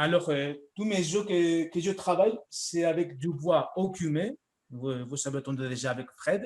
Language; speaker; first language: French; non-native, fluent; Spanish